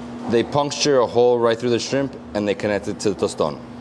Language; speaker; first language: English; early bilingual, other home language; Spanish